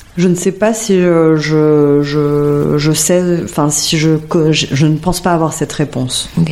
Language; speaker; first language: French; native; French